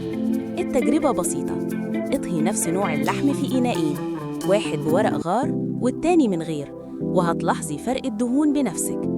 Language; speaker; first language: Arabic; native; Arabic